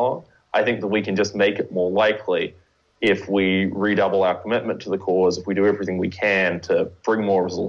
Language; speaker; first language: English; native; English